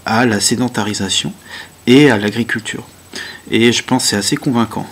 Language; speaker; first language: French; native; French